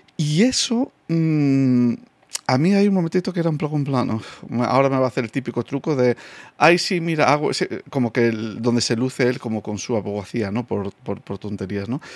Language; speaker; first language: Spanish; non-native, fluent; English